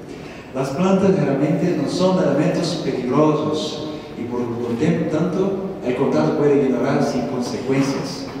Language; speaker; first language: Spanish; non-native, learner; Portuguese